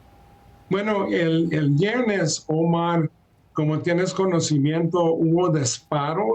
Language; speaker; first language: Spanish; early bilingual, heritage; Spanish